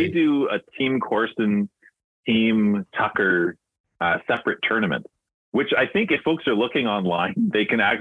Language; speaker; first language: English; native; English